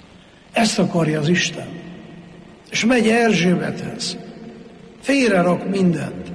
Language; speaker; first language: Hungarian; native; Hungarian